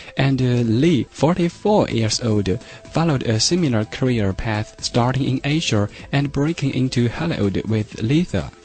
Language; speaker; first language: English; non-native, fluent; Chinese